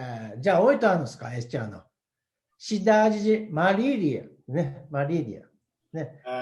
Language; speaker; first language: Portuguese; non-native, learner; Japanese